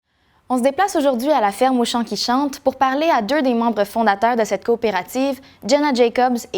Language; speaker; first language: French; native; French